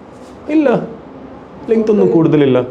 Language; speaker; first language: Malayalam; non-native, local second language; Tamil